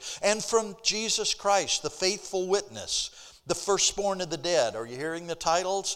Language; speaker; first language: English; native; English